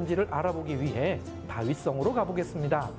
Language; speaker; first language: Korean; native; Korean